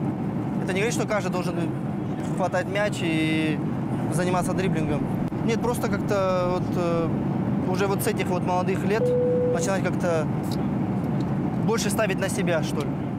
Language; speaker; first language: Russian; native; Russian